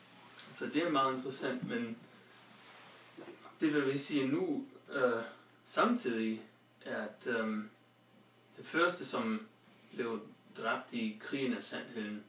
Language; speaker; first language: Danish; non-native, fluent; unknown